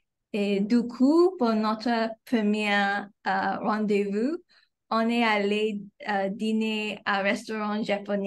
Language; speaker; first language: French; non-native, fluent; English